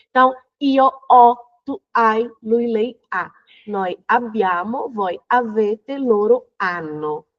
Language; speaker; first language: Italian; non-native, fluent; Portuguese